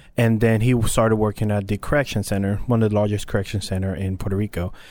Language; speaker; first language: English; early bilingual, other home language; Spanish